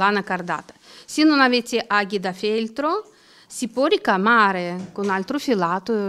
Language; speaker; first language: Italian; non-native, learner; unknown